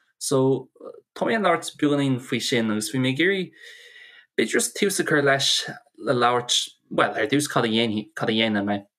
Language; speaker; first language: Irish; non-native, local second language; English